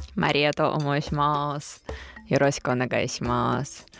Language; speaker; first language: Japanese; non-native, learner; Russian